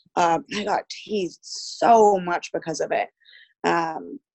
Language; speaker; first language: English; early bilingual, other home language; Spanish